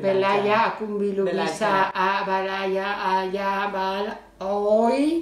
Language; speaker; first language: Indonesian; non-native, learner; Spanish